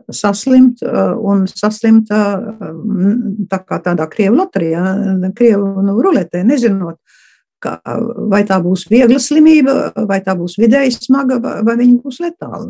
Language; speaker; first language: Latvian; early bilingual, heritage; Latvian